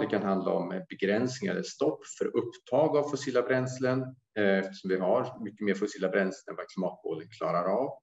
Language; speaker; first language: Swedish; native; Swedish